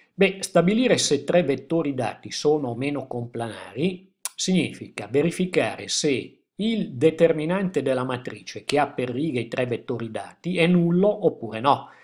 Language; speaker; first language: Italian; native; Italian